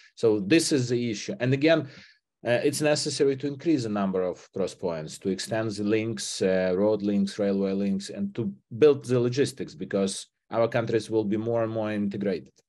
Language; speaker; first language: English; non-native, fluent; Ukrainian